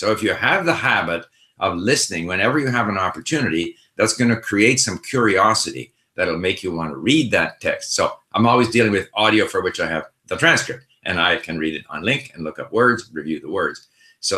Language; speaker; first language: English; non-native, fluent; Swedish